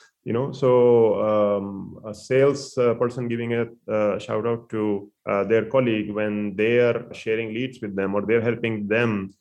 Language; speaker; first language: English; non-native, local second language; Hindi